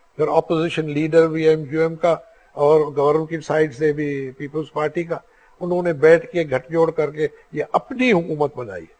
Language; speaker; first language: Urdu; non-native, local second language; Sindhi